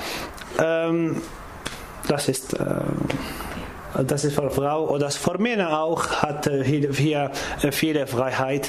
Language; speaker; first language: German; non-native, learner; Kurdish